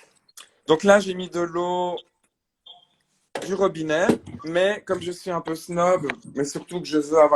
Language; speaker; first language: French; native; French